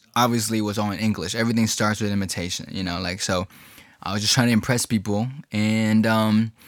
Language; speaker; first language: English; early bilingual, other home language; Chinese